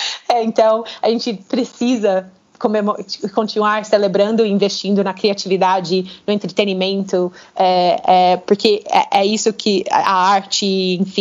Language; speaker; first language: Portuguese; non-native, fluent; English